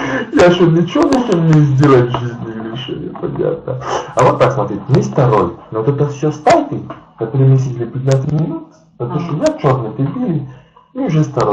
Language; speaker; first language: Russian; non-native, learner; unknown